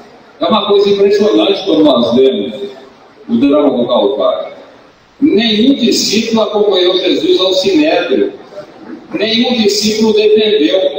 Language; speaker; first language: Portuguese; native; Portuguese